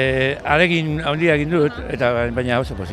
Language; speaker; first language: Basque; non-native, local second language; Spanish